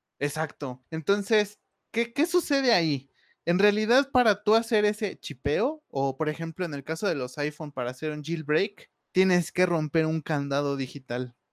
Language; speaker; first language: Spanish; native; Spanish